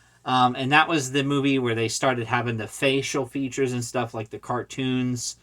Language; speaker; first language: English; native; English